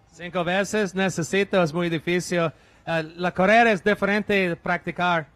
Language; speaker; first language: Spanish; non-native, learner; English